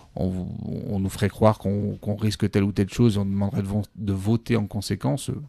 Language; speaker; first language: French; native; French